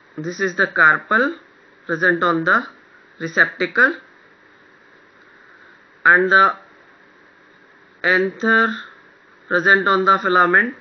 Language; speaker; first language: English; non-native, local second language; Hindi